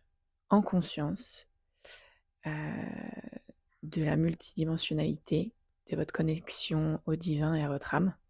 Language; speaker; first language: French; native; French